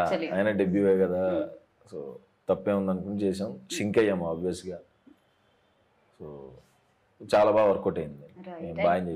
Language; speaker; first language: Telugu; native; Telugu